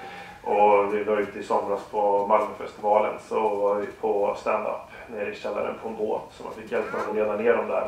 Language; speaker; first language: Swedish; native; Swedish